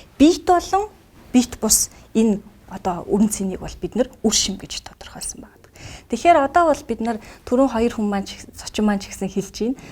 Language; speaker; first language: Mongolian; native; Mongolian